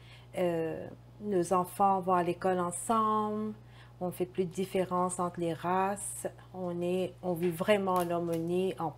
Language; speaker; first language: French; non-native, local second language; Morisyen